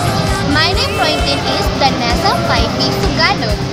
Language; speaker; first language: German; non-native, learner; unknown